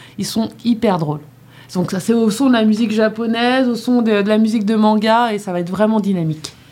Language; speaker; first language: French; native; French